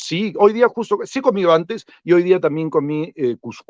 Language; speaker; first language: Spanish; native; Spanish